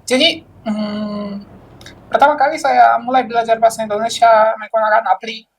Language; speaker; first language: Indonesian; non-native, fluent; Polish